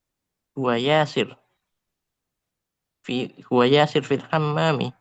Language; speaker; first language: Arabic; non-native, learner; Indonesian